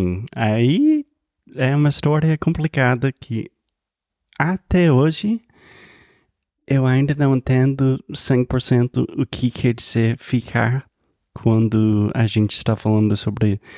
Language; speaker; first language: Portuguese; non-native, fluent; English